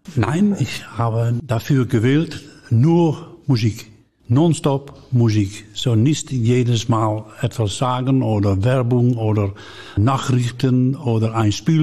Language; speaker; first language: German; non-native, learner; Dutch